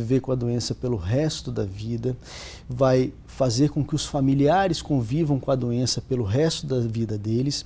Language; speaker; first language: Portuguese; native; Portuguese